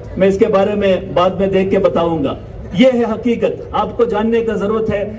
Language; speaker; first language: Urdu; non-native, local second language; Malayalam